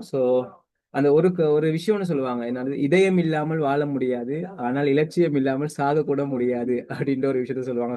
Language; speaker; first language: Tamil; native; Tamil